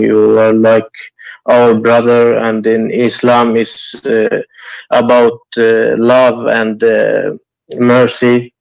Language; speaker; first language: English; non-native, learner; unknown